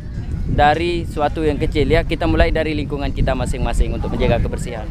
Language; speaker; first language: Indonesian; native; Indonesian